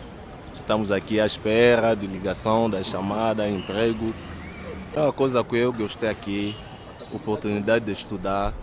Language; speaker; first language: Portuguese; non-native, fluent; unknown